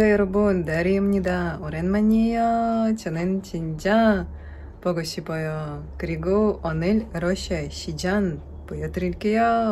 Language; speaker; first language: Korean; non-native, learner; Russian